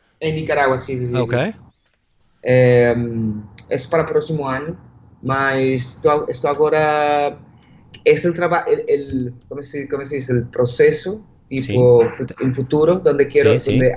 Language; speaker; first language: Portuguese; non-native, learner; Spanish